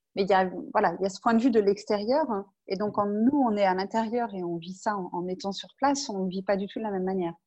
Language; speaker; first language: French; native; French